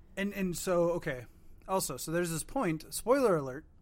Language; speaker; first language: English; native; English